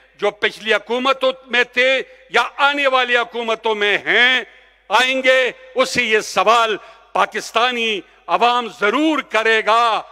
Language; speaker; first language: Urdu; non-native, local second language; Pashto